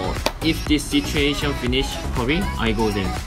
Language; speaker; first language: English; non-native, learner; Korean